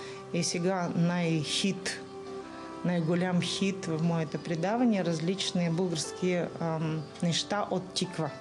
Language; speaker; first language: Bulgarian; non-native, learner; Russian